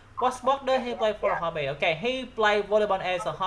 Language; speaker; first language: English; non-native, learner; Vietnamese